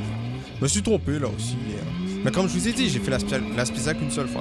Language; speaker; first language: French; native; French